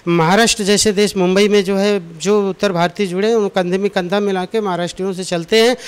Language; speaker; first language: Hindi; native; Hindi